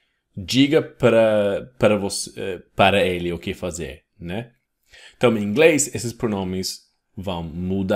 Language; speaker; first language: Portuguese; non-native, fluent; English